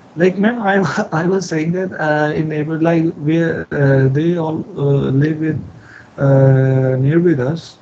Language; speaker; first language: English; non-native, learner; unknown